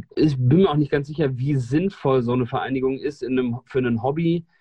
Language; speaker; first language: German; native; German